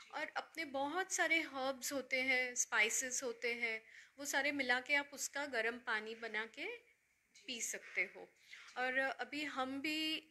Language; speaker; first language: Hindi; native; Hindi